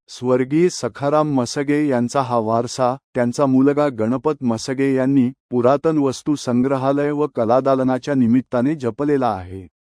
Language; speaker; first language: Marathi; native; Marathi